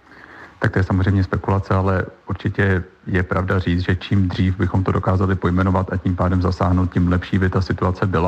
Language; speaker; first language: Czech; native; Czech